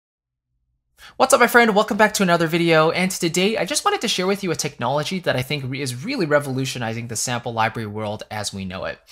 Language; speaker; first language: English; native; English